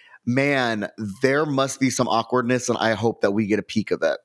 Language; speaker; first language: English; native; English